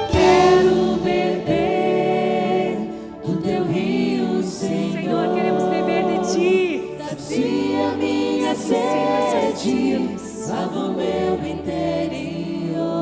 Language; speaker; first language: Portuguese; native; Portuguese